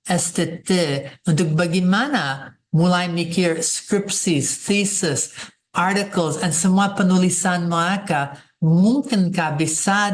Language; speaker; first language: Indonesian; non-native, fluent; English